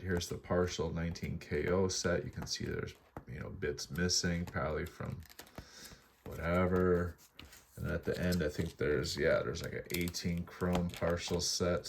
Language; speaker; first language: English; native; English